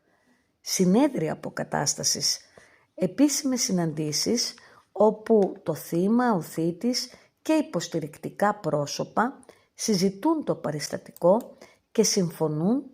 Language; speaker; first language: Greek; native; Greek